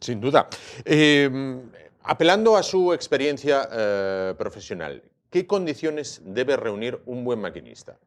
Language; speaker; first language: Spanish; native; Spanish